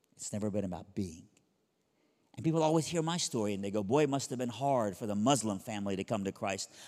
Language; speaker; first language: English; early bilingual, other home language; Persian